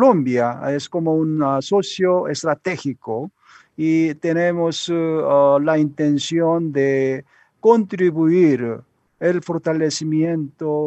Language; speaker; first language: Spanish; non-native, learner; Korean